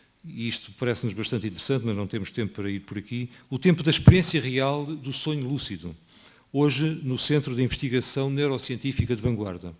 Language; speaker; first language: Portuguese; native; Portuguese